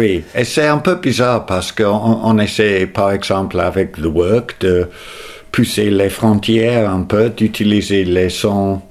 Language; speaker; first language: French; non-native, fluent; English